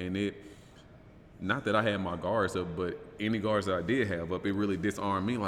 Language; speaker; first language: English; native; English